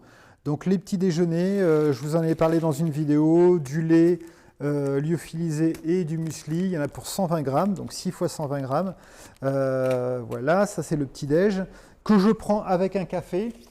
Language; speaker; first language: French; native; French